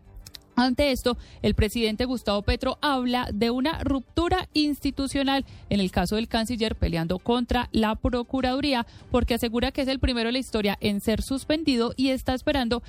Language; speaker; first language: Spanish; native; Spanish